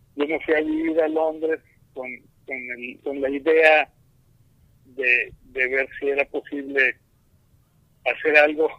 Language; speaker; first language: Spanish; native; Spanish